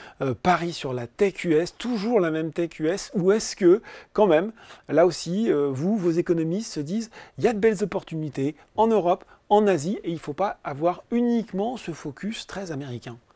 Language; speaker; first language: French; native; French